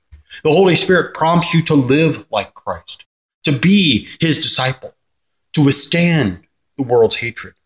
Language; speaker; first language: English; native; English